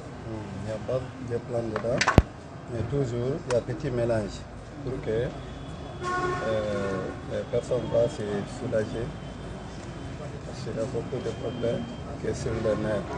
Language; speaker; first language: French; non-native, learner; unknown